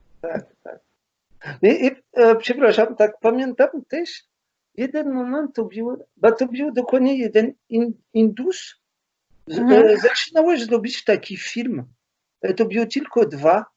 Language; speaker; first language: Polish; non-native, learner; French